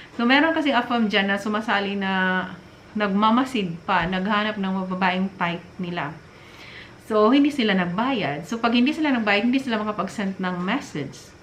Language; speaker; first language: Filipino; non-native, local second language; Cebuano